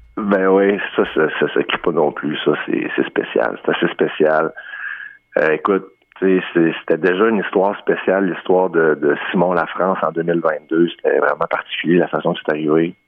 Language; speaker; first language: French; native; French